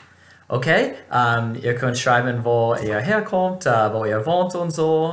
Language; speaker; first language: German; non-native, fluent; English